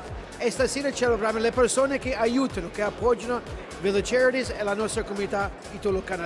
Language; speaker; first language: Italian; early bilingual, heritage; English